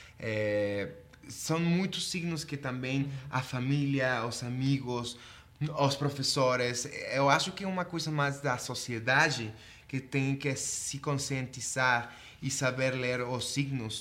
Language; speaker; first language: Portuguese; non-native, fluent; Spanish